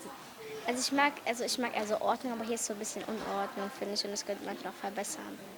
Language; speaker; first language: German; early bilingual, other home language; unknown